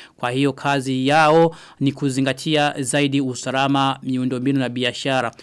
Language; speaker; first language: Swahili; non-native, local second language; Rundi